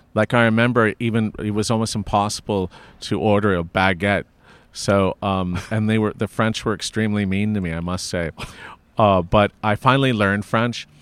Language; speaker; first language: English; native; English